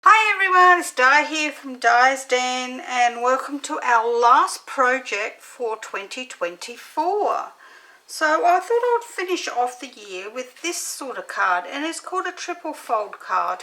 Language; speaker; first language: English; native; English